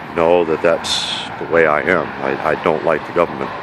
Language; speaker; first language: English; native; English